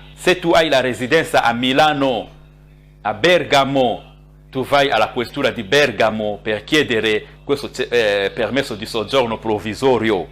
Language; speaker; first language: Italian; non-native, fluent; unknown